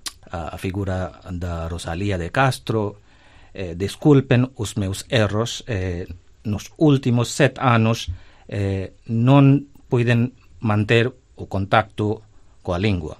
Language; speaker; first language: Galician; non-native, fluent; Hindi